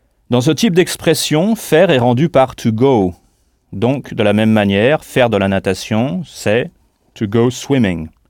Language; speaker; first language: French; native; French